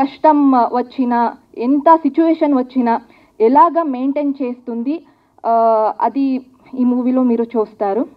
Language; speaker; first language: Telugu; non-native, learner; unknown